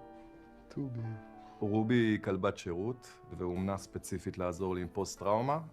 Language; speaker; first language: Hebrew; native; Hebrew